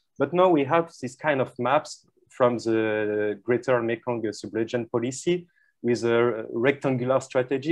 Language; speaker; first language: English; non-native, fluent; French